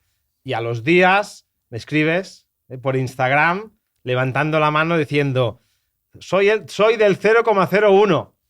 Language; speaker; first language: Spanish; native; Spanish